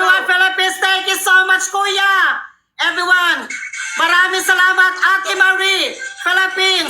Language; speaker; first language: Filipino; non-native, local second language; Cebuano